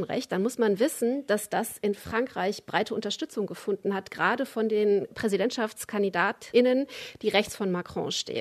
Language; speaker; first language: German; native; German